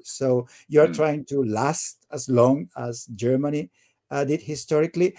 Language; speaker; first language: English; non-native, fluent; Spanish